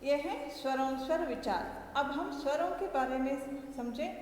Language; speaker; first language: Hindi; non-native, local second language; Kannada